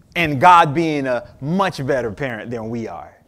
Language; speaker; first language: English; native; English